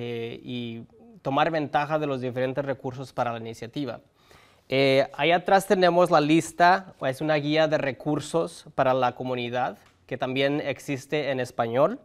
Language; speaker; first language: Spanish; early bilingual, heritage; Spanish